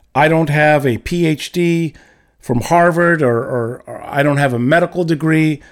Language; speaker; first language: English; native; English